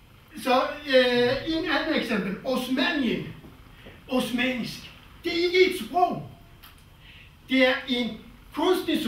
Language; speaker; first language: Danish; non-native, fluent; Kurdish